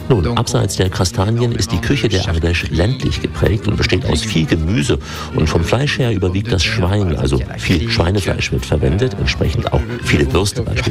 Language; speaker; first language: German; native; German